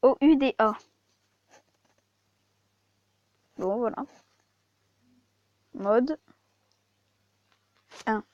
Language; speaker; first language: French; native; French